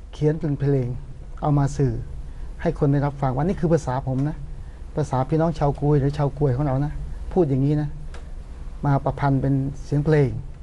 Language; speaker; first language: Thai; non-native, local second language; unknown